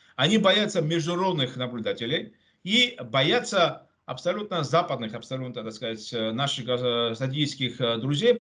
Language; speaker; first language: Russian; non-native, local second language; Georgian